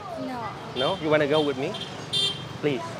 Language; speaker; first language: English; non-native, learner; Vietnamese